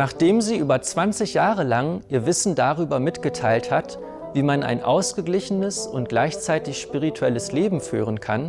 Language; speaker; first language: German; native; German